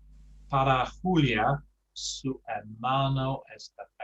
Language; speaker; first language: Spanish; non-native, learner; English